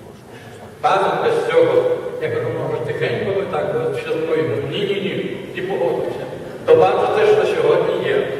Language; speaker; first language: Ukrainian; non-native, fluent; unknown